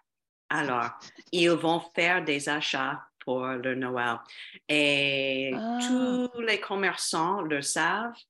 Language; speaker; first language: French; non-native, fluent; English